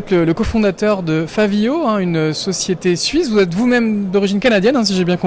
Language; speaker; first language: French; native; French